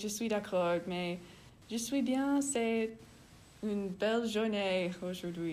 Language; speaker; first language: French; non-native, learner; English